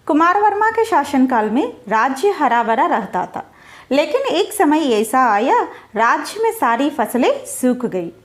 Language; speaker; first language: Hindi; non-native, local second language; Telugu